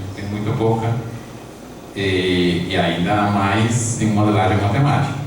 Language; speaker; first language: Portuguese; non-native, fluent; Spanish